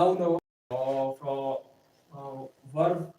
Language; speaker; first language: English; non-native, learner; Pashto